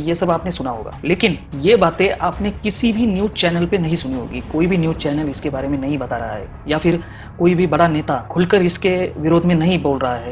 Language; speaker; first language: Hindi; non-native, local second language; Marathi